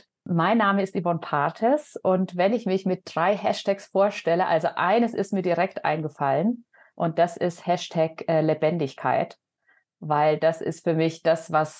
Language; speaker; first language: German; native; German